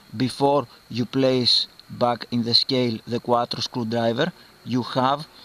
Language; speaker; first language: English; non-native, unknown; Greek